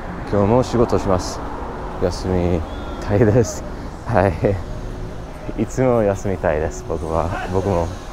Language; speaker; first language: Japanese; non-native, learner; English